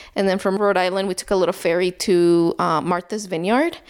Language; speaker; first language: English; early bilingual, other home language; Spanish